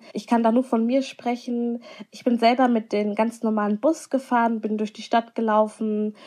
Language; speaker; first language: German; non-native, local second language; Somali